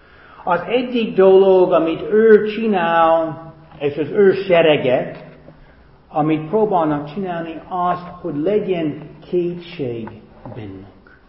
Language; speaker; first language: Hungarian; non-native, fluent; English